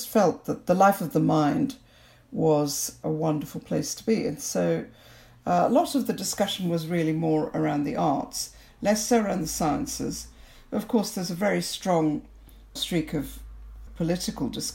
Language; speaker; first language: English; non-native, local second language; Bangla